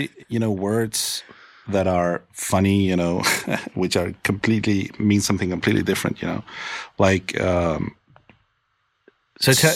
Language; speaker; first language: English; non-native, fluent; Danish